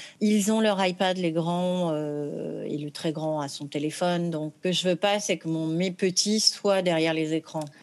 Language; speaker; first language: French; early bilingual, other home language; Arabic